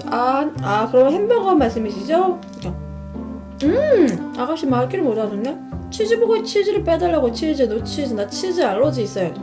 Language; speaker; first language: Korean; native; Korean